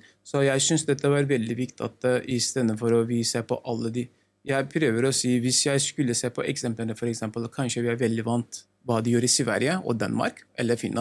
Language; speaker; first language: Norwegian; non-native, learner; Turkish